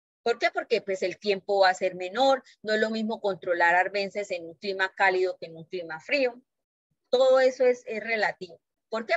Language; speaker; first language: Spanish; native; Spanish